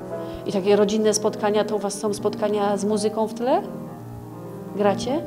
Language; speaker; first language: Polish; native; Polish